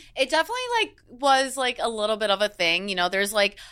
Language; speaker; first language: English; native; English